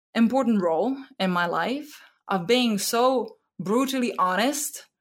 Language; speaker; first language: English; non-native, fluent; Czech